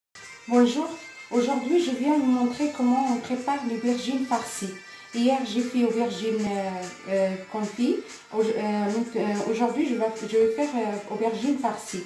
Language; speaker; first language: French; non-native, local second language; Arabic